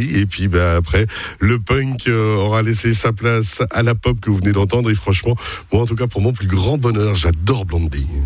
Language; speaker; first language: French; native; French